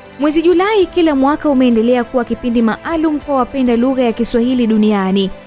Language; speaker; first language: Swahili; native; Swahili